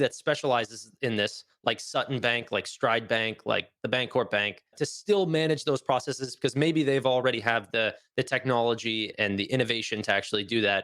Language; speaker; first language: English; native; English